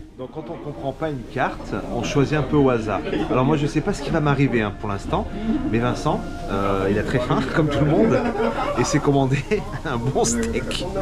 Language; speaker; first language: French; native; French